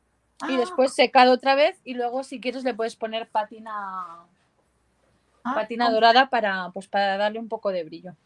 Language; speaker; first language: Spanish; native; Spanish